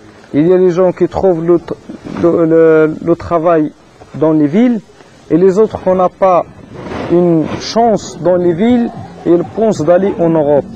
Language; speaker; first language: French; non-native, learner; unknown